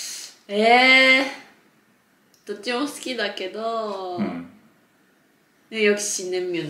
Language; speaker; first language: Korean; non-native, learner; Japanese